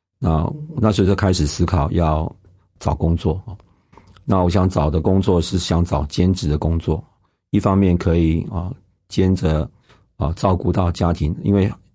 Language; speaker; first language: Chinese; non-native, local second language; Hakka Chinese